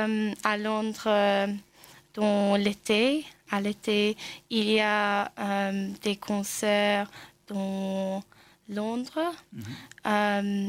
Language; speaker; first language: French; non-native, learner; English